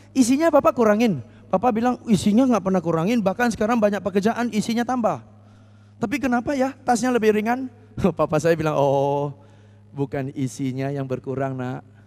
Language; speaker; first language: Indonesian; non-native, fluent; English